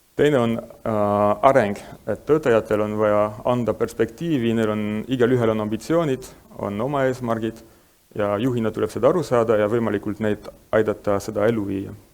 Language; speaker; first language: Estonian; non-native, fluent; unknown